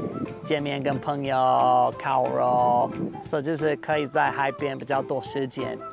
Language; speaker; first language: Chinese; non-native, learner; English